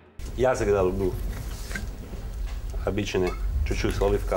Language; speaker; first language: Russian; non-native, learner; Italian